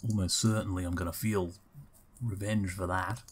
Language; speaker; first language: English; native; English